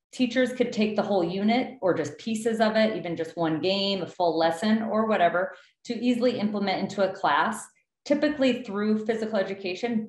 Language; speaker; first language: English; native; English